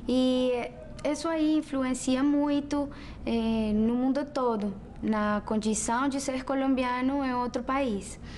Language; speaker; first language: Portuguese; non-native, fluent; Spanish